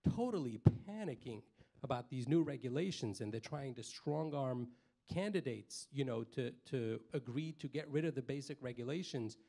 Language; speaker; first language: English; native; English